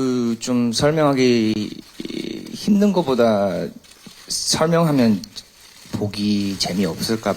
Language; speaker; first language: Korean; early bilingual, heritage; English